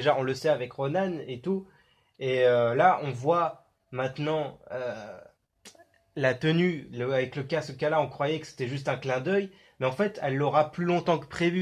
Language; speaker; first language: French; native; French